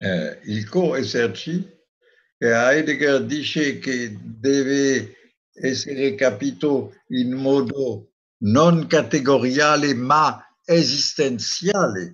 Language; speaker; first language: Italian; non-native, fluent; French